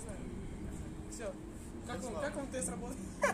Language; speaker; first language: Russian; native; Russian